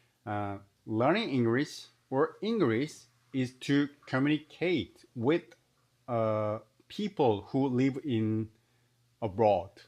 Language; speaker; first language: English; non-native, learner; Korean